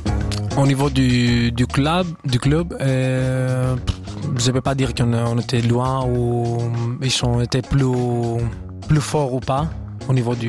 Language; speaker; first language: French; non-native, fluent; Greek